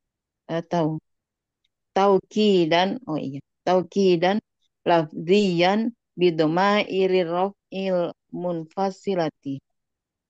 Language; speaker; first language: Arabic; non-native, learner; Indonesian